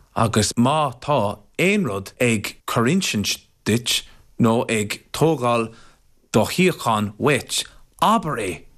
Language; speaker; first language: Irish; non-native, local second language; English